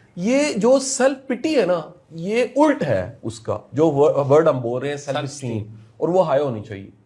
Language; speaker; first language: Urdu; non-native, local second language; Punjabi